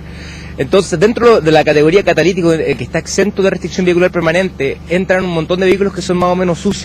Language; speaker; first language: Spanish; native; Spanish